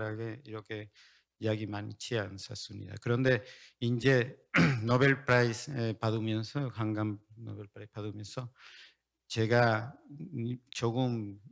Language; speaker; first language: Korean; non-native, learner; Spanish